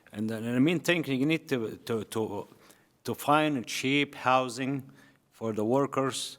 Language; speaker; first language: English; non-native, learner; Arabic